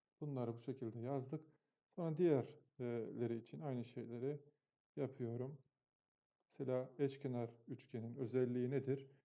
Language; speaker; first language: Turkish; native; Turkish